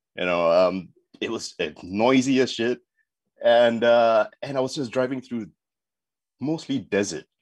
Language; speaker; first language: English; native; English